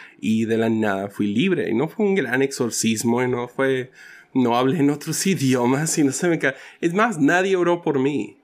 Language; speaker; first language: Spanish; early bilingual, other home language; English